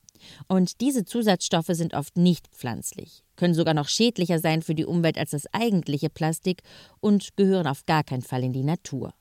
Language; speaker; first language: German; native; German